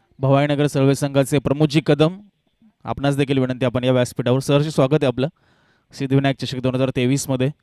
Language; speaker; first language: Marathi; native; Marathi